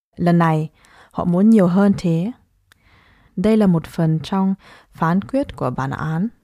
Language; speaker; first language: Vietnamese; early bilingual, heritage; Vietnamese